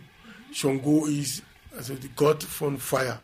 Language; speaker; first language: German; non-native, fluent; Yoruba